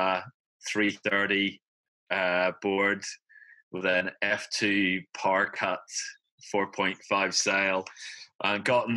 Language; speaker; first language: English; native; English